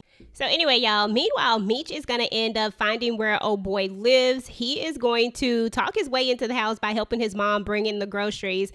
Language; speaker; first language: English; native; English